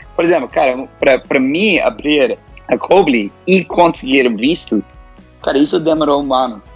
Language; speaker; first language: Portuguese; non-native, fluent; English